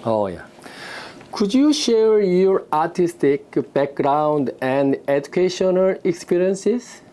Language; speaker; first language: English; non-native, learner; Korean